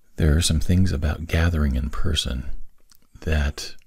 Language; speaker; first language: English; native; English